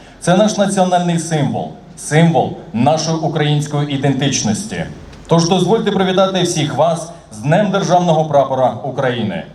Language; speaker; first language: Ukrainian; native; Ukrainian